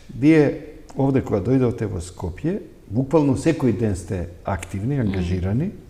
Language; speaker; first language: Macedonian; native; Macedonian